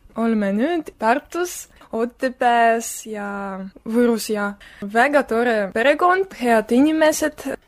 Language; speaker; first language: Estonian; non-native, local second language; Russian